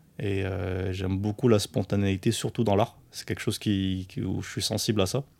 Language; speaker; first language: French; early bilingual, other home language; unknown